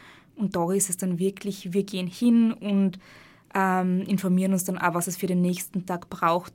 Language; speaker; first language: German; native; German